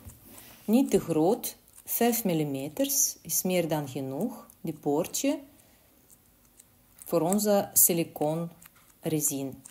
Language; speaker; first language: Dutch; non-native, learner; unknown